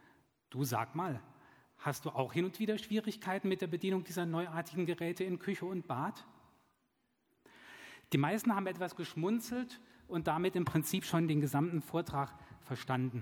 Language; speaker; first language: German; native; German